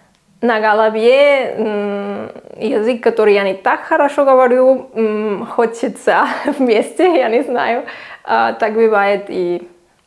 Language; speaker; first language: Russian; non-native, learner; Swiss German